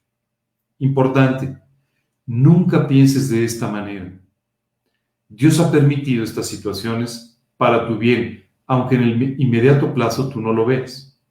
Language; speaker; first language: Spanish; native; Spanish